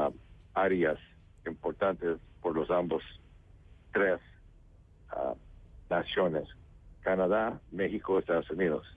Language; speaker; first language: Spanish; early bilingual, heritage; Spanish